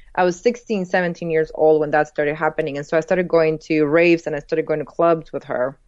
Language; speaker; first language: English; early bilingual, other home language; Spanish